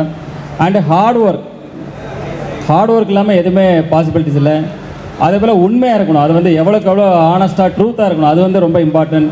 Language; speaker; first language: Tamil; native; Tamil